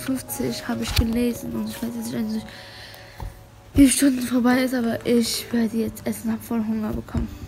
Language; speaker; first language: German; early bilingual, other home language; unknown